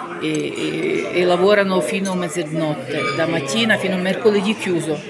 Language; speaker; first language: Italian; non-native, learner; Ukrainian